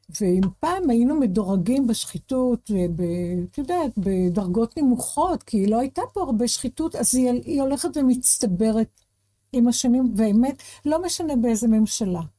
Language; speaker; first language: Hebrew; native; Hebrew